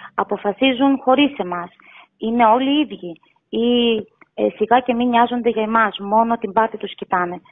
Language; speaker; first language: Greek; native; Greek